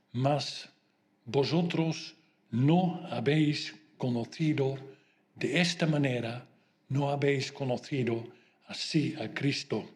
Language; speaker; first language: Spanish; non-native, fluent; Dutch